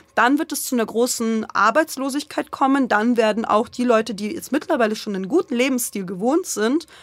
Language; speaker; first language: German; early bilingual, other home language; Russian